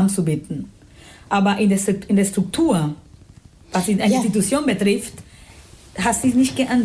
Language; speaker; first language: German; non-native, fluent; Spanish